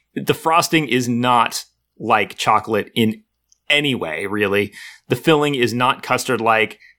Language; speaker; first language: English; native; English